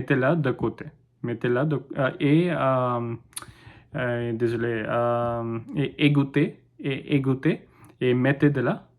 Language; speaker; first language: French; non-native, learner; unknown